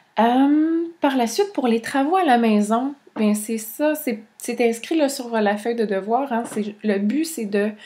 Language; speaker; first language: French; native; French